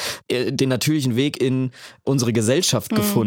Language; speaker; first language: German; native; German